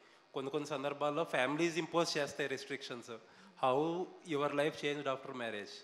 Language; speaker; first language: Telugu; native; Telugu